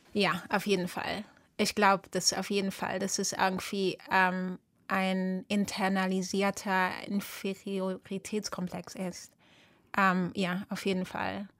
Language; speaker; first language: German; early bilingual, other home language; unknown